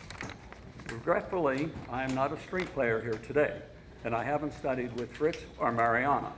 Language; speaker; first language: English; native; English